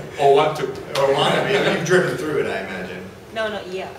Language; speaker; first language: English; native; English